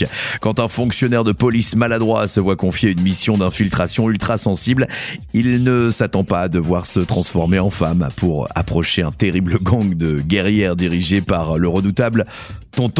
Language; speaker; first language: French; native; French